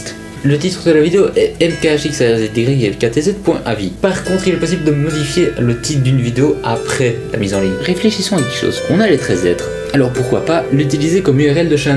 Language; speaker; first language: French; native; French